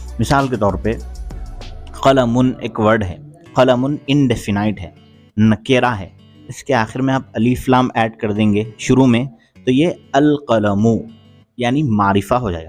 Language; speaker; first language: Urdu; native; Urdu